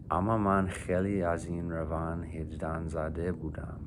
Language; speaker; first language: Persian; non-native, fluent; English